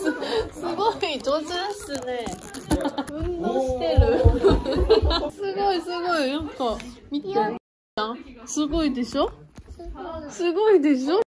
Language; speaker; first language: Japanese; non-native, learner; Korean